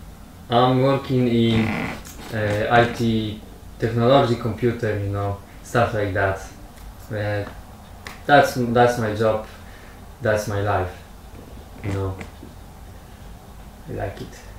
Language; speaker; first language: English; non-native, learner; Bulgarian